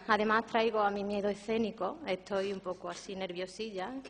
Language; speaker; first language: Spanish; native; Spanish